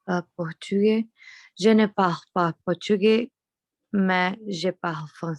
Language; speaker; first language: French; non-native, learner; Portuguese